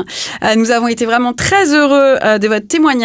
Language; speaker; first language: French; native; French